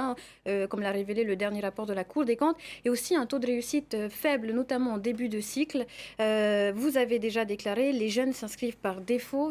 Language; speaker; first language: French; native; French